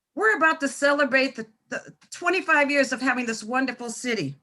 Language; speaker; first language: English; native; English